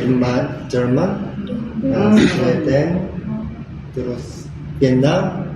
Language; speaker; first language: Indonesian; non-native, learner; Korean